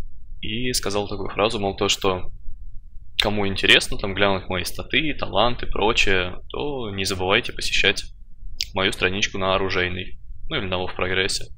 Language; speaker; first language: Russian; native; Russian